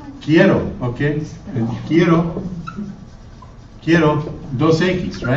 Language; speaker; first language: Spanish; non-native, fluent; English